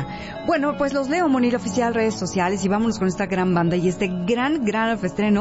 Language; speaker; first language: Spanish; native; Spanish